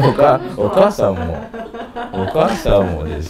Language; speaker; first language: Japanese; non-native, learner; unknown